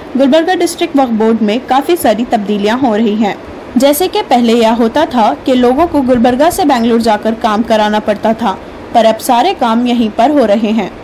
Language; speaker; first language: Hindi; non-native, local second language; Urdu